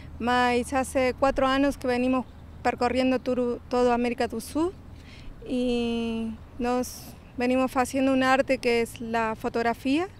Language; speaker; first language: Portuguese; non-native, learner; Spanish